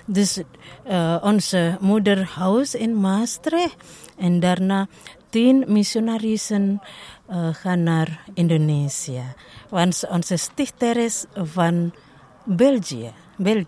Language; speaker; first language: Dutch; non-native, learner; Indonesian